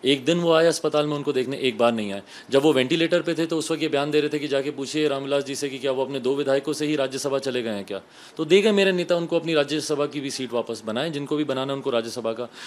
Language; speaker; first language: Hindi; native; Hindi